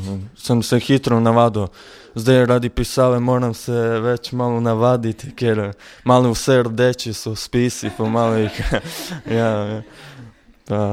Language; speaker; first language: Slovenian; non-native, learner; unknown